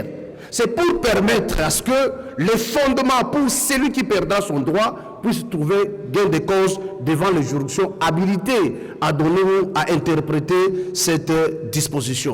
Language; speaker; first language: French; native; French